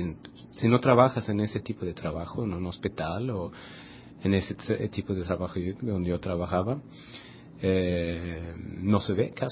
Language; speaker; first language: Spanish; non-native, fluent; Swedish